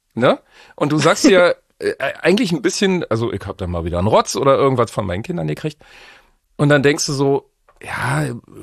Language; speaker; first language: German; native; German